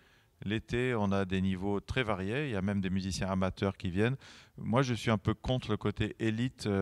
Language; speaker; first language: French; native; French